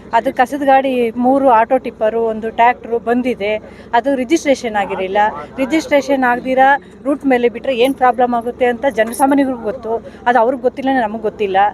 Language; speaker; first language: Kannada; native; Kannada